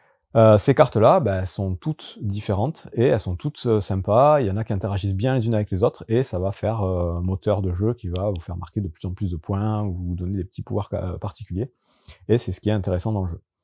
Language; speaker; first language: French; native; French